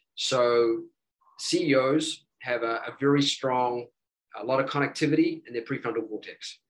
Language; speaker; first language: English; native; English